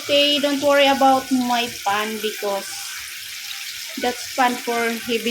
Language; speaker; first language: English; non-native, local second language; Filipino